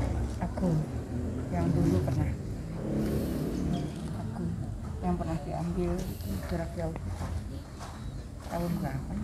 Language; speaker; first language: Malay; non-native, local second language; Javanese